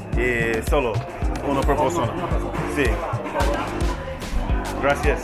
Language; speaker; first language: Spanish; non-native, learner; English